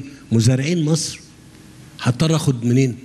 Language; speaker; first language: Arabic; native; Arabic